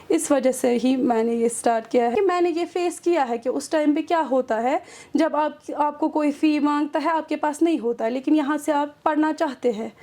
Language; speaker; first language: Urdu; non-native, local second language; Kashmiri